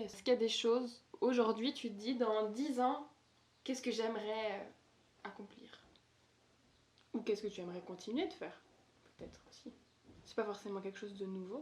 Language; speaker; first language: French; native; French